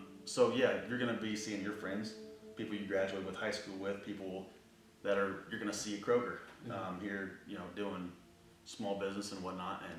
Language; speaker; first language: English; native; English